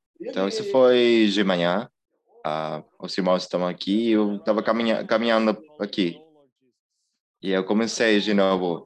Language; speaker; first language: Portuguese; non-native, fluent; Spanish